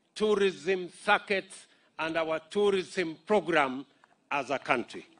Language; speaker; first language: English; non-native, local second language; Kalenjin